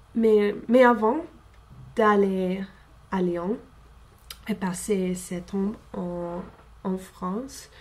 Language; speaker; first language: French; non-native, fluent; English